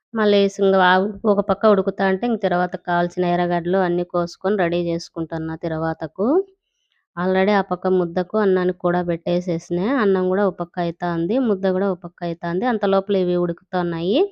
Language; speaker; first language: Telugu; native; Telugu